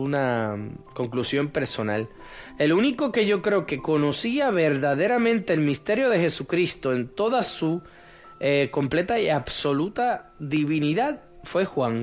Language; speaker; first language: Spanish; native; Spanish